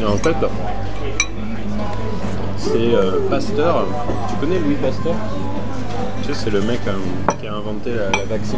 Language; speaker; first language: French; native; French